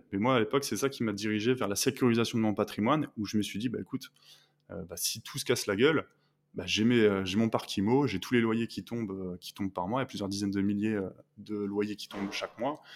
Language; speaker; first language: French; native; French